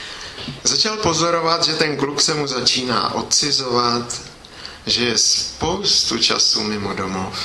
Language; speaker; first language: Czech; native; Czech